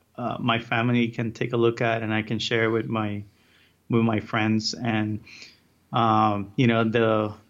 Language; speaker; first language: English; early bilingual, other home language; Spanish